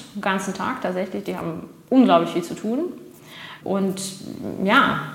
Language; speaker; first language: German; non-native, fluent; Russian